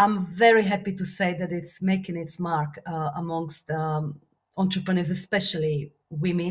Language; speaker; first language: English; non-native, fluent; Slovak